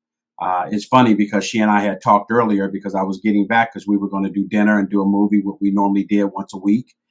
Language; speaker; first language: English; native; English